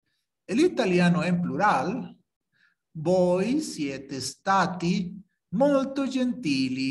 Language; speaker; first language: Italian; non-native, fluent; Spanish